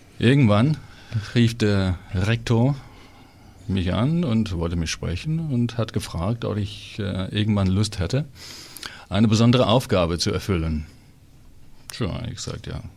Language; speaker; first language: German; non-native, fluent; English